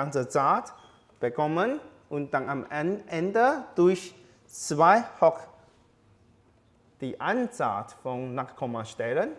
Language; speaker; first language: German; non-native, fluent; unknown